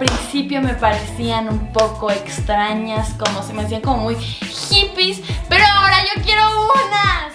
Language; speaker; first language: Spanish; native; Spanish